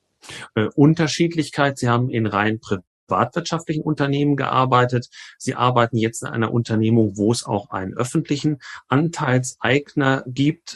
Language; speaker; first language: German; native; German